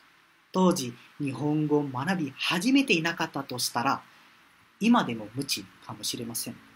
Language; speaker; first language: Japanese; non-native, fluent; Malay